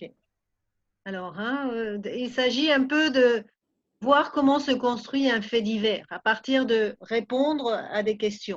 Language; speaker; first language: French; non-native, fluent; Spanish